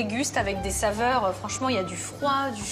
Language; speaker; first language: French; native; French